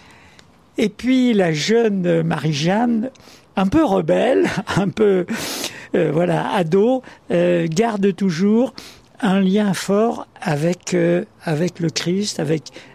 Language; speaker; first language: French; native; French